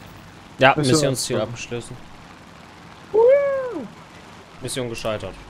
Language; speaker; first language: German; native; German